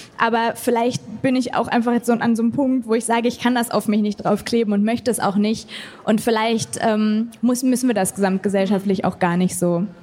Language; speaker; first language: German; native; German